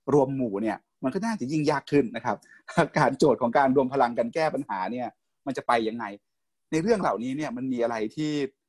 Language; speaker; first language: Thai; native; Thai